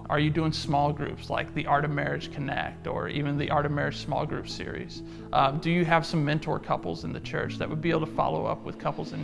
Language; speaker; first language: English; native; English